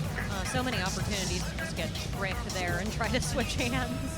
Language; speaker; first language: English; native; English